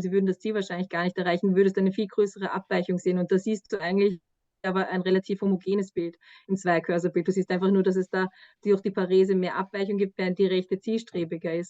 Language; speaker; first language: German; native; German